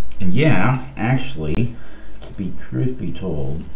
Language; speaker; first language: English; native; English